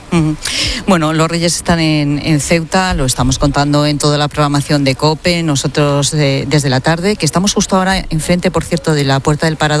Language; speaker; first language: Spanish; native; Spanish